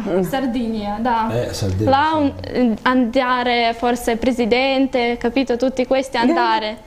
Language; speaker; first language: Italian; non-native, learner; Russian